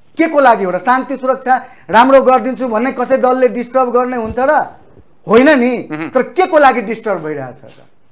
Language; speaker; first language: Nepali; non-native, local second language; Maithili